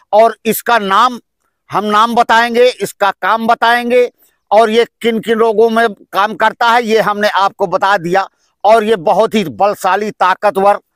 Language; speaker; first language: Hindi; native; Hindi